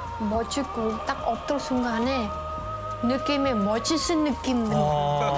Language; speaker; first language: Korean; non-native, learner; Khmer